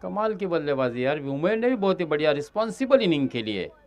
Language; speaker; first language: Hindi; non-native, local second language; Marathi